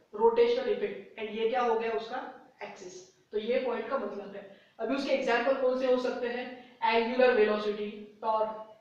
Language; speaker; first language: Hindi; native; Hindi